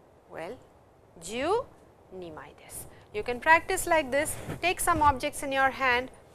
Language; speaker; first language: English; non-native, local second language; Hindi